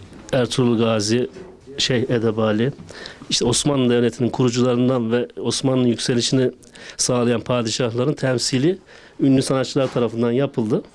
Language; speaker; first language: Turkish; native; Turkish